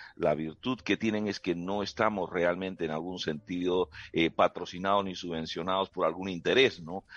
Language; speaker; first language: Spanish; native; Spanish